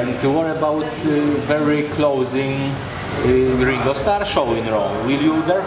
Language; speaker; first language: English; non-native, learner; Polish